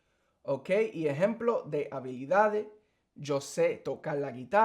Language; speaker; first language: Spanish; early bilingual, heritage; English